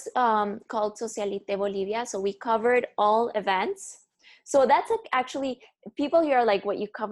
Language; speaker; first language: English; non-native, fluent; Spanish